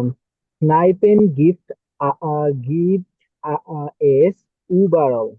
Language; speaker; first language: German; non-native, learner; Bangla